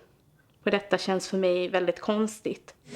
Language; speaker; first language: Swedish; native; Swedish